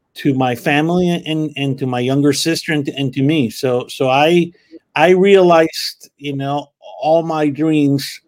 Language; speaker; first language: English; early bilingual, other home language; Spanish